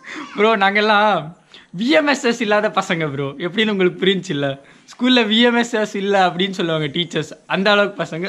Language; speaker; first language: Tamil; non-native, local second language; Hindi